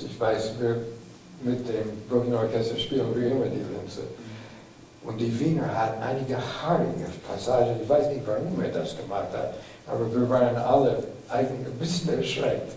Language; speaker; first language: German; non-native, fluent; English